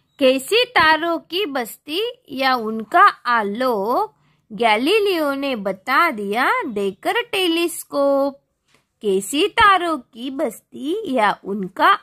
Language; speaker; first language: Hindi; non-native, local second language; Marathi